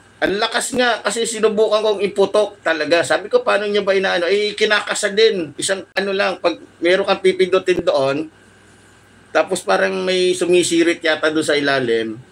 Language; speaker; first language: Filipino; native; Filipino